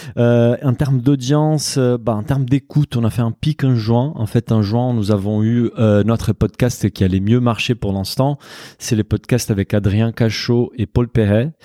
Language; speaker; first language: French; non-native, fluent; Portuguese